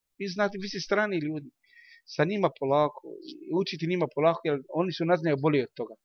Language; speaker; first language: Bosnian; non-native, learner; Arabic